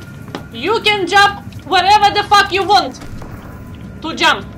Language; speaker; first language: English; non-native, learner; Russian